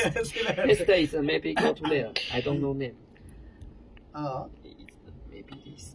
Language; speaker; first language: English; non-native, learner; Chinese